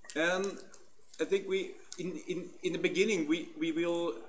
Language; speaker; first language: English; non-native, fluent; Norwegian